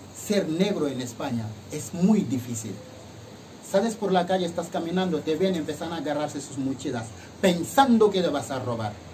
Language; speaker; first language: Spanish; non-native, fluent; Wolof